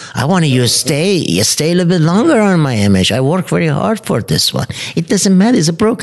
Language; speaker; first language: English; non-native, fluent; Persian